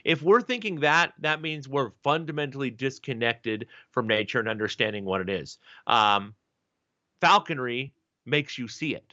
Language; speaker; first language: English; native; English